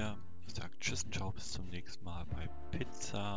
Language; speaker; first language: German; native; German